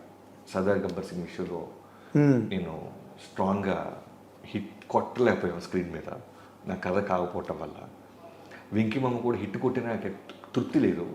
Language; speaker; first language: Telugu; native; Telugu